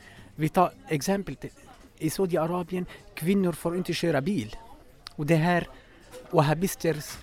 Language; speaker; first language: Swedish; non-native, fluent; Arabic